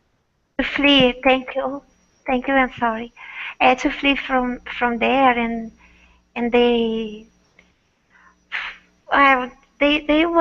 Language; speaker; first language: English; non-native, learner; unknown